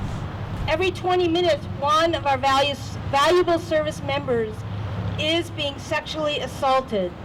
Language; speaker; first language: English; native; English